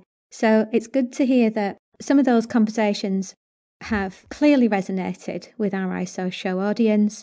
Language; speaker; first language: English; native; English